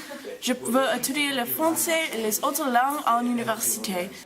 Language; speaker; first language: French; non-native, learner; English